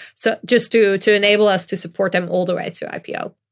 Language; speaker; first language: English; non-native, fluent; Dutch